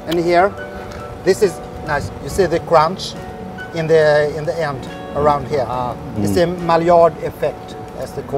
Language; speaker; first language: English; non-native, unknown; Swedish